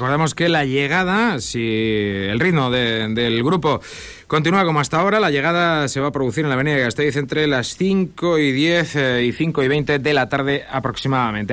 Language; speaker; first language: Spanish; native; Spanish